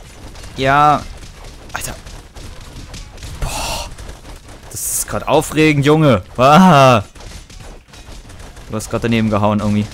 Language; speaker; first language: German; native; German